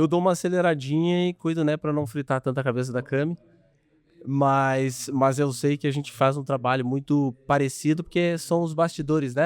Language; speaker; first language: Portuguese; native; Portuguese